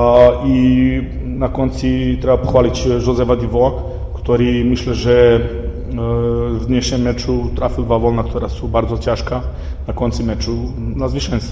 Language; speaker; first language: Polish; non-native, fluent; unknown